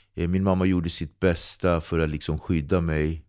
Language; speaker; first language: Swedish; early bilingual, other home language; Kabuverdianu